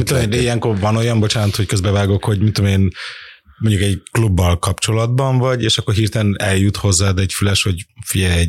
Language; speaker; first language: Hungarian; native; Hungarian